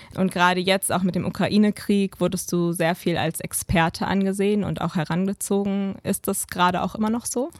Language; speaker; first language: German; native; German